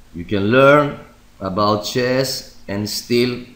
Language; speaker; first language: English; non-native, fluent; Greek